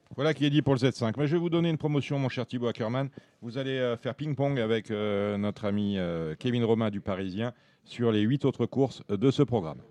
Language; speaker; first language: French; native; French